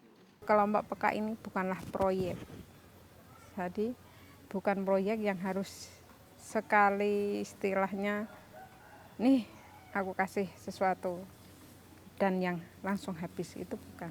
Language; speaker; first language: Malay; non-native, local second language; Javanese